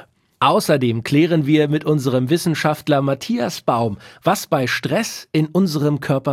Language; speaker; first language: German; native; German